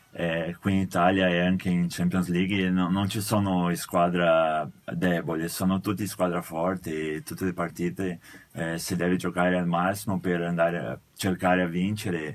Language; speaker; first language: Italian; non-native, fluent; Portuguese